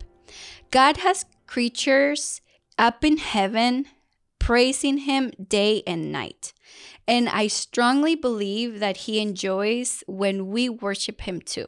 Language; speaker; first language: English; non-native, fluent; Spanish